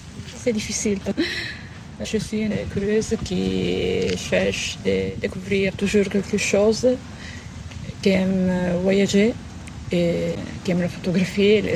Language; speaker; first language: French; non-native, learner; Italian